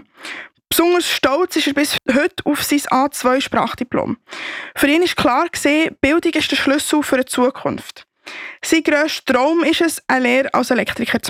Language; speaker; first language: German; native; German